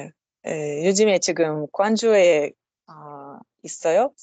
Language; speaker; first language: Korean; non-native, learner; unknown